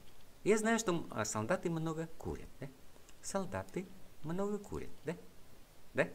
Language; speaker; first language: Russian; non-native, fluent; Vietnamese